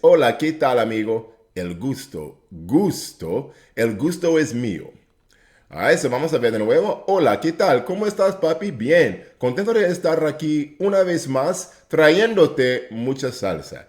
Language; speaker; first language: Spanish; non-native, fluent; English